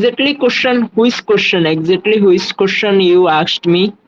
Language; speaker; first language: English; non-native, learner; Bangla